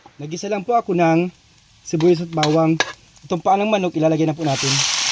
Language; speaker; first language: Filipino; non-native, local second language; Bikol